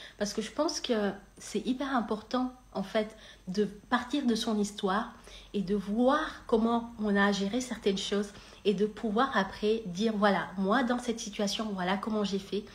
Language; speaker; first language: French; non-native, local second language; Wolof